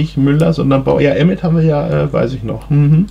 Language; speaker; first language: German; native; German